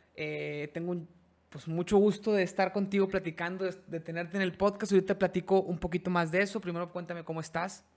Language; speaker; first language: Spanish; native; Spanish